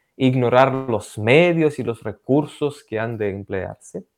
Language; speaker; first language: Spanish; non-native, fluent; Romanian